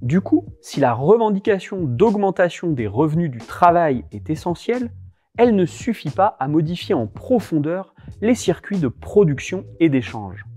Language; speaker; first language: French; native; French